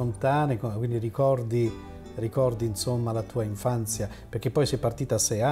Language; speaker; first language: Italian; native; Italian